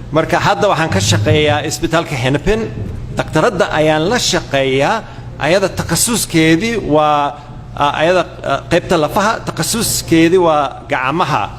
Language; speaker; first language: Somali; non-native, fluent; English